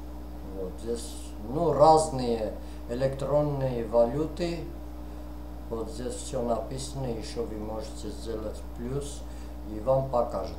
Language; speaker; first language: Russian; non-native, fluent; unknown